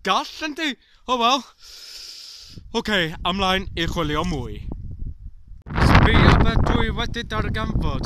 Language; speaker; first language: Welsh; non-native, learner; English